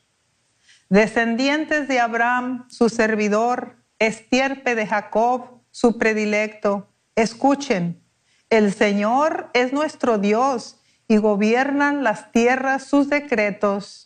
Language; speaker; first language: Spanish; native; Spanish